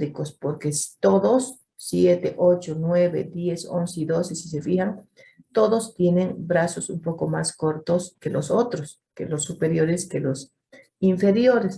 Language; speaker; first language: Spanish; native; Spanish